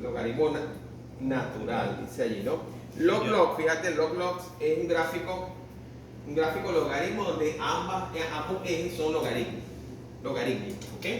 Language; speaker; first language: Spanish; native; Spanish